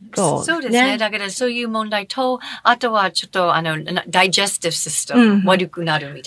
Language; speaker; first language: Japanese; non-native, fluent; English